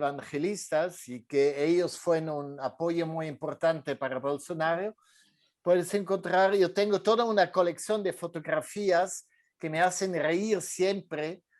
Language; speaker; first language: Spanish; non-native, fluent; French